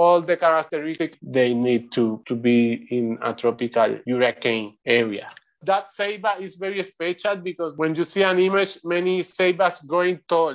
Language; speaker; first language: English; non-native, learner; Spanish